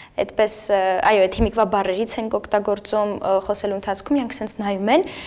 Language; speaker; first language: Armenian; native; Armenian